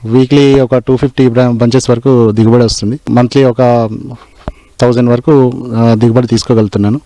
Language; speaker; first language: Telugu; native; Telugu